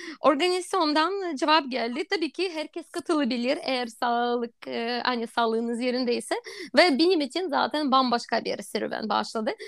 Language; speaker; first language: Turkish; non-native, fluent; Russian